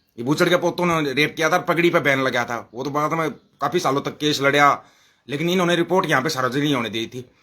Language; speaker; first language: Hindi; native; Hindi